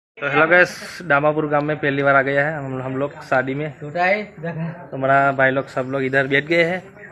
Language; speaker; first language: Hindi; non-native, local second language; Gujarati